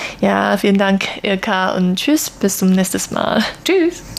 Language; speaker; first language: German; non-native, learner; Chinese